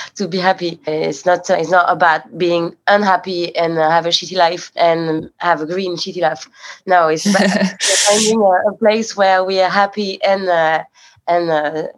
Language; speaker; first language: English; non-native, fluent; French